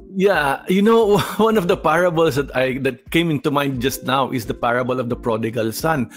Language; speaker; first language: English; non-native, local second language; Filipino